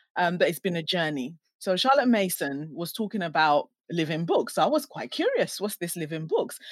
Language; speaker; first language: English; non-native, local second language; Akan